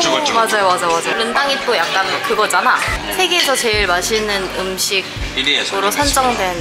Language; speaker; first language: Korean; non-native, local second language; Indonesian